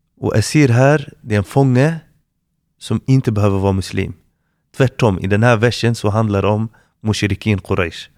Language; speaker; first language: Swedish; non-native, fluent; Arabic